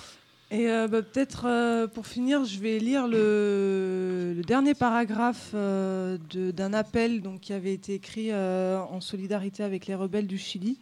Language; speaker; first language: French; native; French